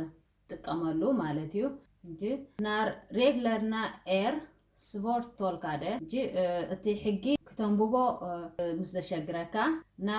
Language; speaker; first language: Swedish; non-native, fluent; Tigrinya